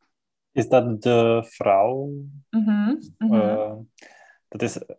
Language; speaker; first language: Dutch; non-native, learner; Czech